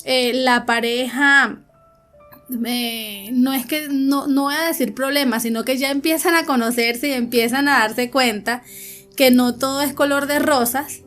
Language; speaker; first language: Spanish; native; Spanish